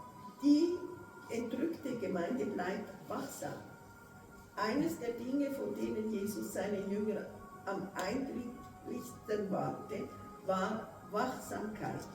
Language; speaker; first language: German; non-native, fluent; Portuguese